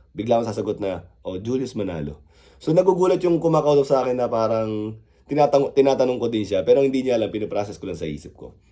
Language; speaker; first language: Filipino; early bilingual, other home language; Korean